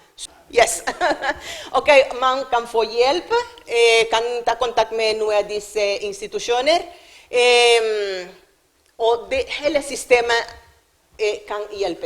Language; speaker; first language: Norwegian; non-native, learner; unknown